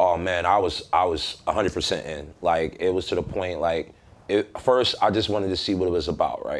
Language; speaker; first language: English; native; English